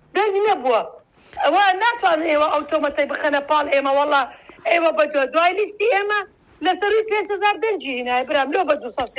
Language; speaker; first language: Central Kurdish; non-native, local second language; Azerbaijani